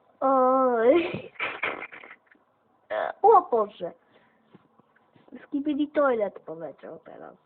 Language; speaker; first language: Polish; native; Polish